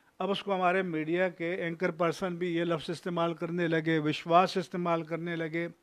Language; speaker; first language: Urdu; non-native, local second language; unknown